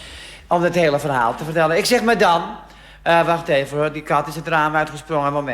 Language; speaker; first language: Dutch; native; Dutch